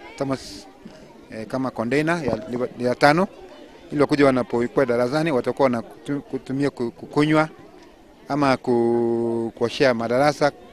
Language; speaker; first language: Swahili; non-native, local second language; Kalenjin